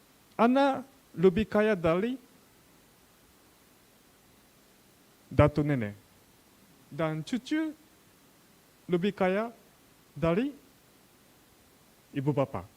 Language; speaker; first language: Indonesian; non-native, learner; Japanese